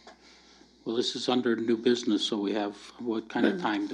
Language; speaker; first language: English; native; English